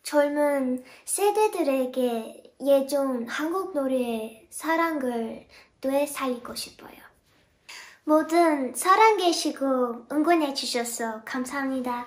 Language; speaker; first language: Korean; non-native, learner; English